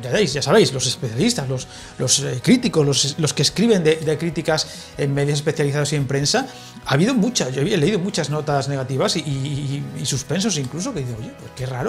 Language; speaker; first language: Spanish; native; Spanish